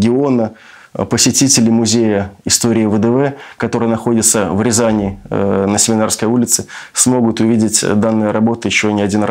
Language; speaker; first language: Russian; native; Russian